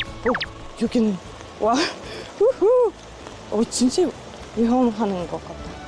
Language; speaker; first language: Korean; non-native, learner; English